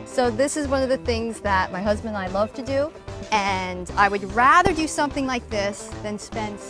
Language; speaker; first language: English; native; English